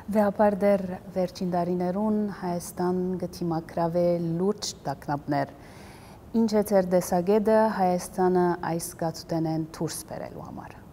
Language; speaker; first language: Armenian; early bilingual, heritage; Armenian